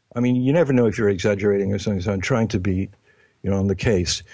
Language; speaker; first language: English; native; English